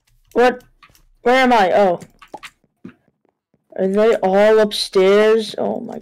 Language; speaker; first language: English; native; English